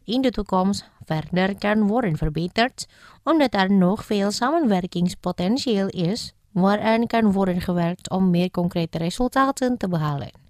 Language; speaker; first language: Dutch; non-native, fluent; Indonesian